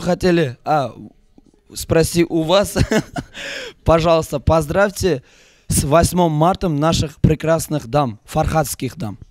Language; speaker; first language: Russian; non-native, local second language; Uzbek